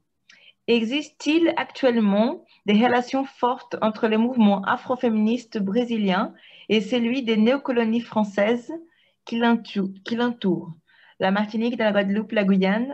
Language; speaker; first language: French; non-native, fluent; Portuguese